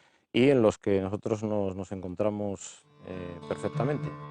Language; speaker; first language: Spanish; native; Spanish